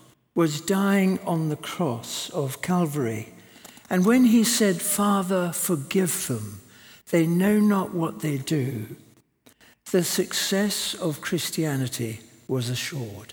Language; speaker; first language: English; native; English